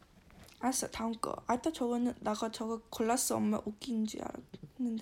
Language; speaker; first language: Korean; early bilingual, heritage; Korean